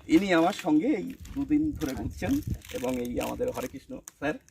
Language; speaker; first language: Bangla; native; Bangla